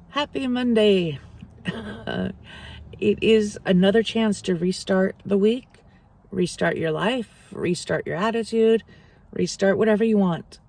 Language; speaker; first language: English; native; English